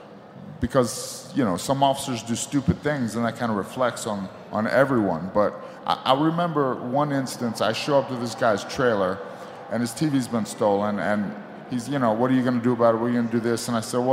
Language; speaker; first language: English; native; English